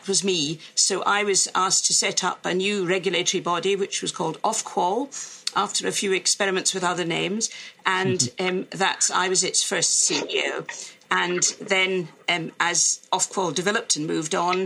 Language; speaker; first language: English; native; English